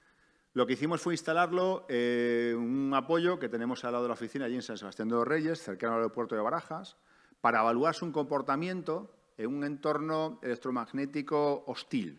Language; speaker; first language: Spanish; native; Spanish